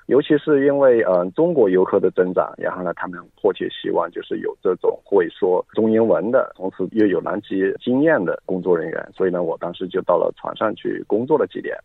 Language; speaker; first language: Chinese; native; Chinese